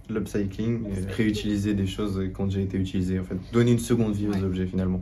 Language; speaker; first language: French; native; French